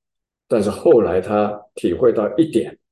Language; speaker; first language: Chinese; native; Chinese